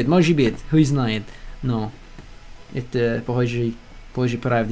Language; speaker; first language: Russian; non-native, learner; English